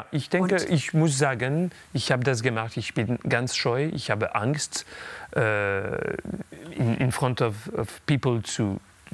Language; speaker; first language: German; non-native, local second language; French